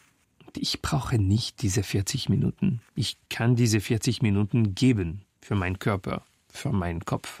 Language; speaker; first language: German; non-native, learner; French